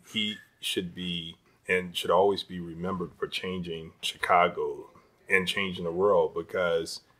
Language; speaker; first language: English; native; English